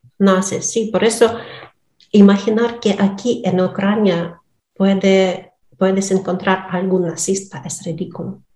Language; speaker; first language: Spanish; non-native, learner; Russian